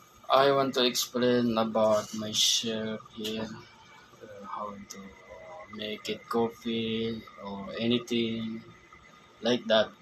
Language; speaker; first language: English; non-native, learner; Filipino